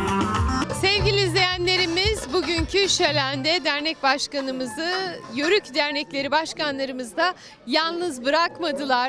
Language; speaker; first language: Turkish; native; Turkish